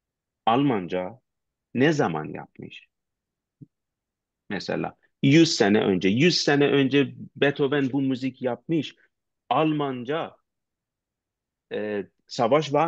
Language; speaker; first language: Turkish; non-native, learner; Persian